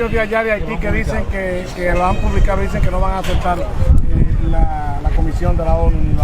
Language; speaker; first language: Spanish; native; Spanish